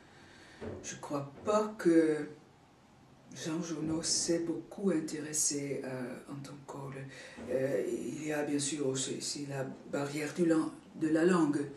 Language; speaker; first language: French; non-native, fluent; Dutch